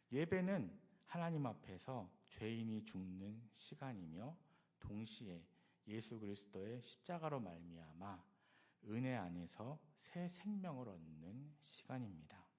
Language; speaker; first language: Korean; native; Korean